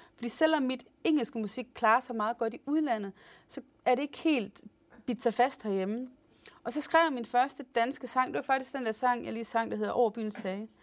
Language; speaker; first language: Danish; non-native, fluent; English